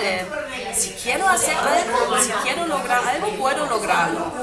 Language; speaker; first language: Spanish; non-native, fluent; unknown